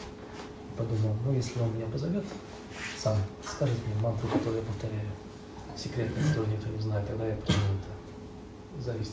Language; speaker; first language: Russian; native; Russian